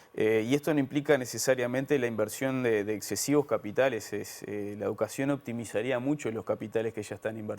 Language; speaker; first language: Spanish; native; Spanish